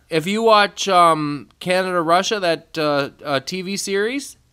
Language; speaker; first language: English; native; English